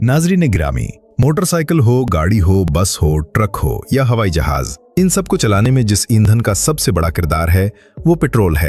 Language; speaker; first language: Urdu; native; Urdu